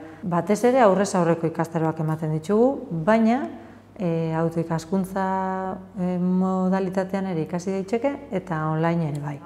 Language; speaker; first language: Basque; native; Basque